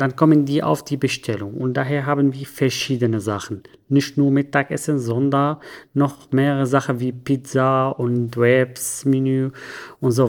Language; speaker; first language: German; non-native, learner; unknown